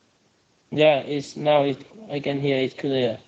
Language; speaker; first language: English; non-native, learner; Vietnamese